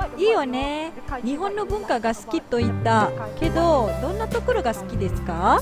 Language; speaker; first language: Japanese; non-native, fluent; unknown